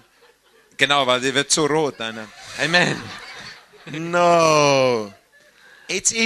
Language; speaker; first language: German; non-native, learner; English